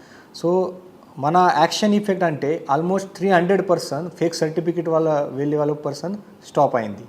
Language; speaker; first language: Telugu; non-native, fluent; Marathi